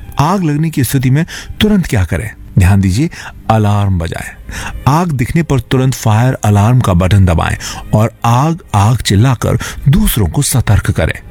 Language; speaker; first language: Hindi; native; Hindi